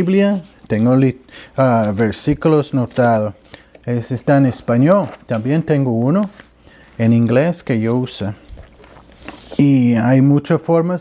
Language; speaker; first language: Spanish; non-native, learner; English